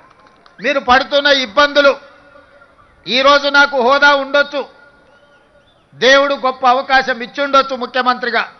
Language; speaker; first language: Telugu; native; Telugu